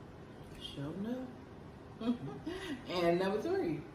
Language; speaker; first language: English; native; English